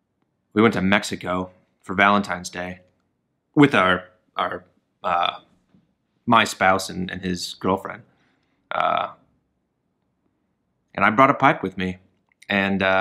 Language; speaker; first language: English; native; English